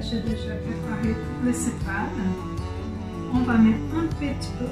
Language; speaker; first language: French; non-native, fluent; Portuguese